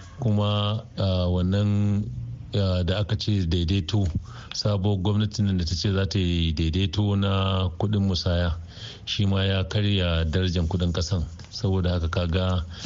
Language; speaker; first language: Hausa; native; Hausa